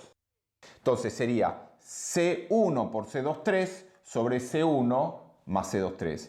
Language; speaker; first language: Spanish; native; Spanish